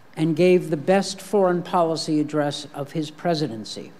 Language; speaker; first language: English; native; English